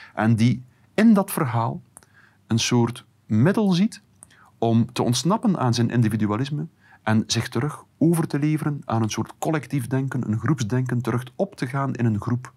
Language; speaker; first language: Dutch; native; Dutch